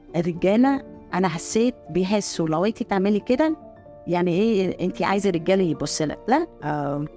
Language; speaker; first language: Arabic; non-native, fluent; Italian